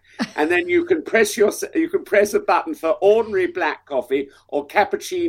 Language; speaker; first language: English; native; English